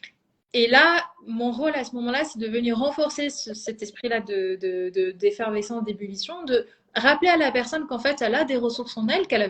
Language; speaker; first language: French; native; French